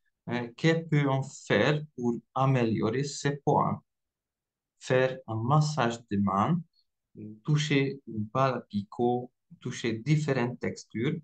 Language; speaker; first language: French; non-native, fluent; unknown